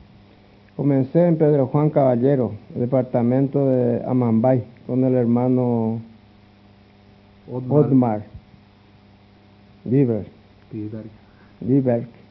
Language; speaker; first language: Spanish; non-native, local second language; Guarani